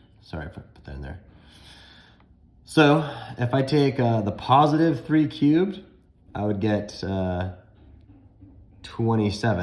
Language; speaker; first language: English; native; English